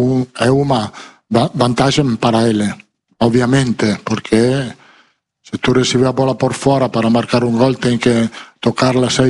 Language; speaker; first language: Portuguese; non-native, fluent; Italian